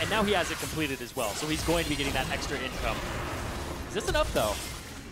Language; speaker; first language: English; native; English